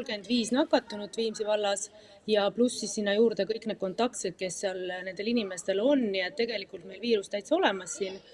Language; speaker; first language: Estonian; native; Estonian